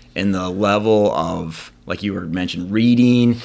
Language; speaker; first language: English; native; English